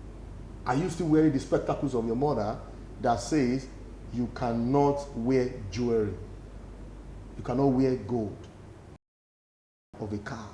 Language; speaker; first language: English; non-native, local second language; Yoruba